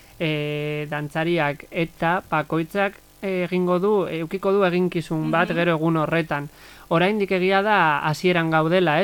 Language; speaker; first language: Basque; native; Basque